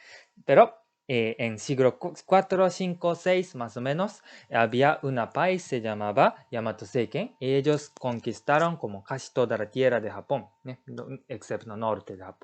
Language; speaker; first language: Spanish; non-native, learner; Japanese